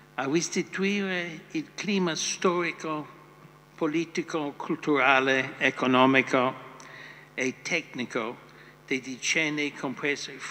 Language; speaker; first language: Italian; non-native, fluent; English